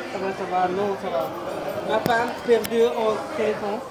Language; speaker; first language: French; non-native, learner; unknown